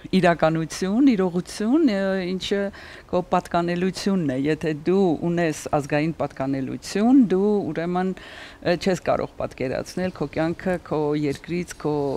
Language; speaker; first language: Armenian; native; Armenian